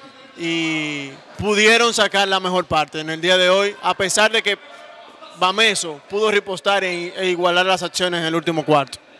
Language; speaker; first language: Spanish; native; Spanish